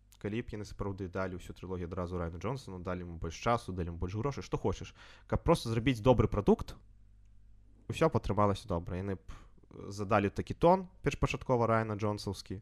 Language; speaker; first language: Belarusian; non-native, local second language; Russian